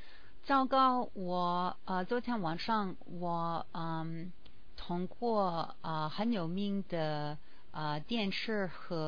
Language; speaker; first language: Chinese; non-native, learner; English